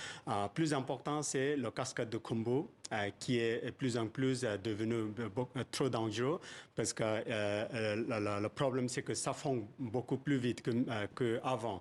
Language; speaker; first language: French; non-native, fluent; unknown